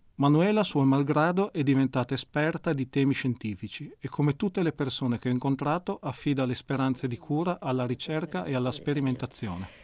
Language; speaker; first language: Italian; native; Italian